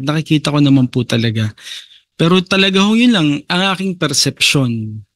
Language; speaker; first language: Filipino; native; Filipino